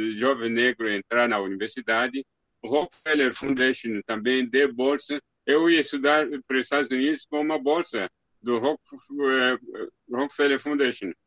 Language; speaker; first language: Portuguese; non-native, fluent; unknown